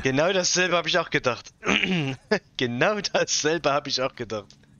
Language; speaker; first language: German; native; German